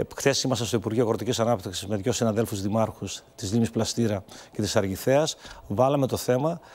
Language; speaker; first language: Greek; native; Greek